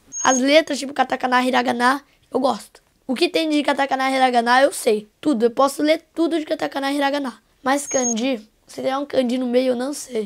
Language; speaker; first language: Portuguese; early bilingual, heritage; Portuguese